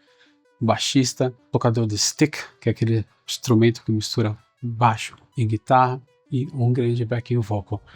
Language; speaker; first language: Portuguese; native; Portuguese